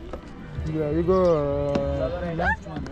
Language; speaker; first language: English; non-native, learner; Nepali